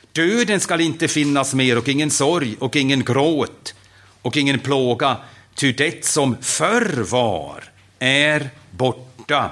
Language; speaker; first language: Swedish; non-native, fluent; German